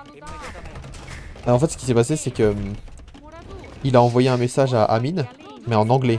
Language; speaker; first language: French; native; French